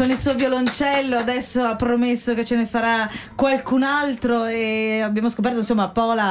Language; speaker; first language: Italian; native; Italian